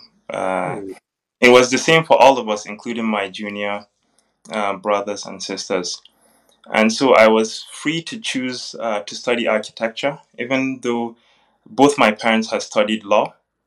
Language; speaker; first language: English; non-native, local second language; Hausa